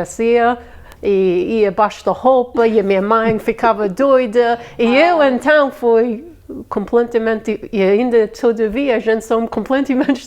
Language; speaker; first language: Portuguese; early bilingual, heritage; Portuguese